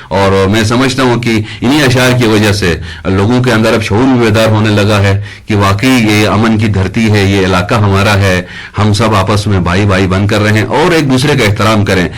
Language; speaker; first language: Urdu; non-native, local second language; Shina